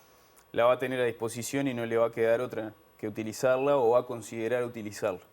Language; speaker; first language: Spanish; native; Spanish